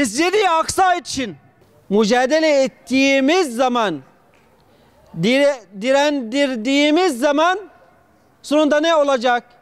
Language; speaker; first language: Turkish; non-native, fluent; Arabic